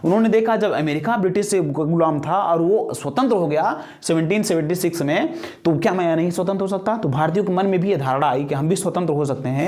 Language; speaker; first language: Hindi; native; Hindi